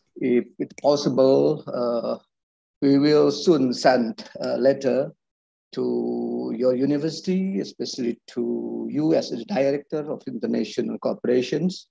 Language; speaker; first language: English; non-native, fluent; Indonesian